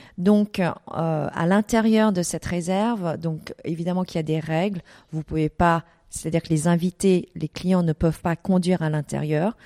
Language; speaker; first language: French; early bilingual, other home language; Vietnamese